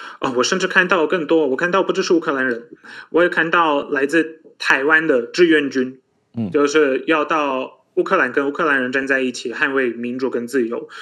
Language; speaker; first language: Chinese; non-native, fluent; Polish